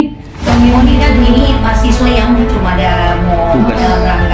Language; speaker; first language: Indonesian; non-native, local second language; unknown